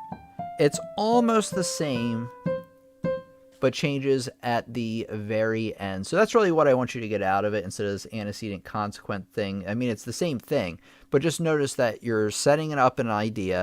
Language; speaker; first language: English; native; English